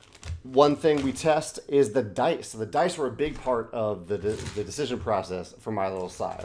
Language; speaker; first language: English; native; English